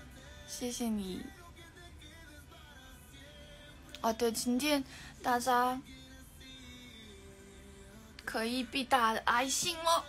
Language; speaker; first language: Chinese; non-native, learner; Mongolian